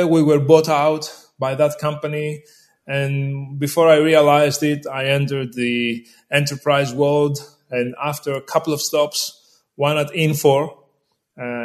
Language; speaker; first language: English; non-native, fluent; Greek